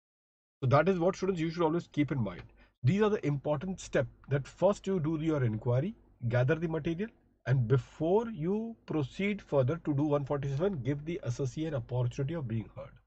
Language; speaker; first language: English; non-native, local second language; Hindi